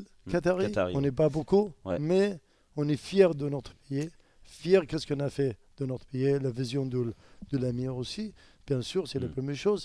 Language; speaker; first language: French; non-native, learner; Arabic